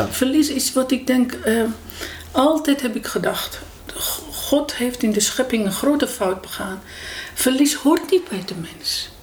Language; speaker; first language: Dutch; non-native, fluent; Persian